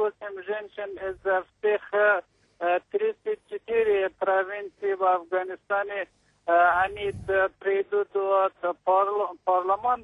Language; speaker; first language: Russian; non-native, learner; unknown